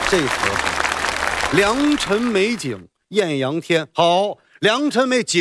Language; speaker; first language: Chinese; native; Chinese